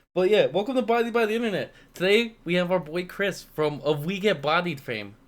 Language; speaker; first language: English; native; English